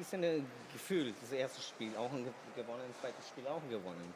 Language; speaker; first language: German; non-native, fluent; Japanese